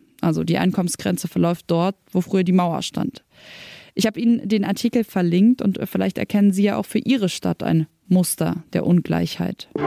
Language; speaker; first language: German; native; German